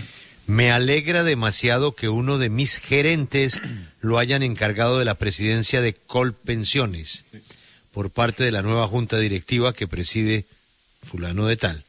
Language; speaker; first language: Spanish; native; Spanish